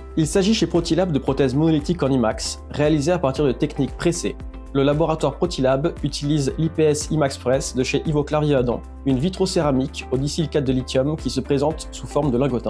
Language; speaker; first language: French; native; French